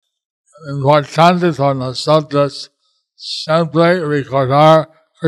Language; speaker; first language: Spanish; non-native, learner; English